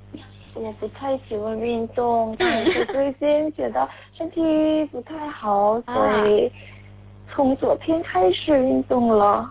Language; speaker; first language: Chinese; non-native, learner; Korean